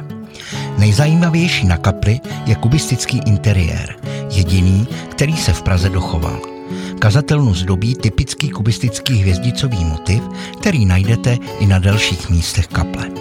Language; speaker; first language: Czech; native; Czech